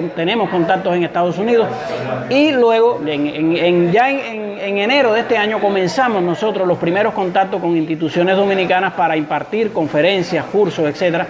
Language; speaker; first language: Spanish; native; Spanish